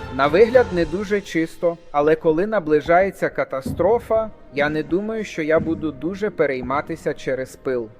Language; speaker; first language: Ukrainian; non-native, learner; English